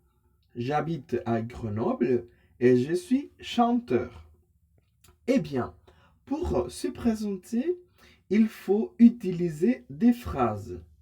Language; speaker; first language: French; non-native, fluent; Spanish